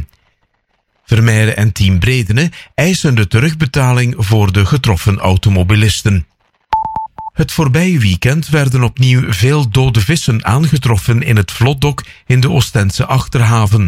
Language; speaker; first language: Dutch; native; Dutch